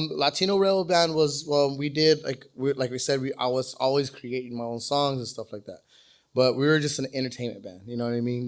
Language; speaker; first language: English; native; English